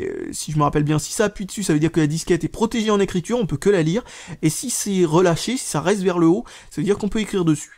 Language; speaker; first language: French; native; French